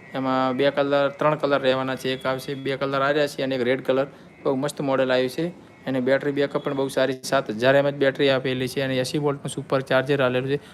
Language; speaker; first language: Gujarati; native; Gujarati